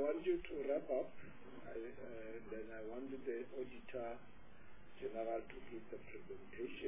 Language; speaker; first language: English; non-native, local second language; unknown